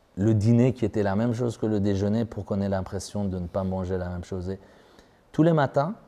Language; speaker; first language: French; non-native, fluent; Persian